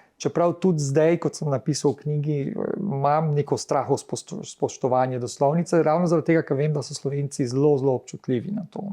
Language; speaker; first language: Slovenian; early bilingual, heritage; Slovenian